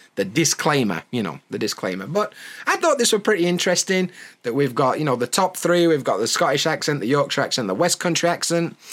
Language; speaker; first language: English; native; English